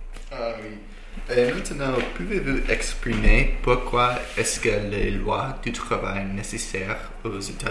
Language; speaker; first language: French; non-native, learner; English